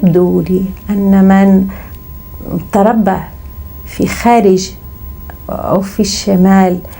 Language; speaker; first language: Arabic; non-native, fluent; Spanish